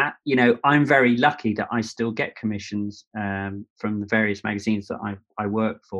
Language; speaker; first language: English; native; English